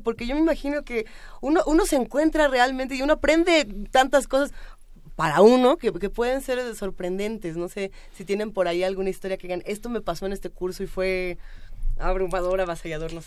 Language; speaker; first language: Spanish; native; Spanish